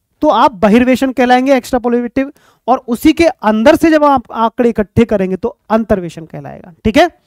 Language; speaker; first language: Hindi; native; Hindi